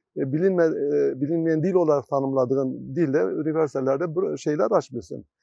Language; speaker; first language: Turkish; non-native, local second language; Kurdish